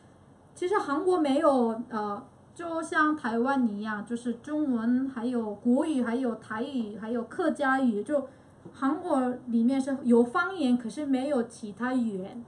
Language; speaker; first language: Chinese; non-native, fluent; Korean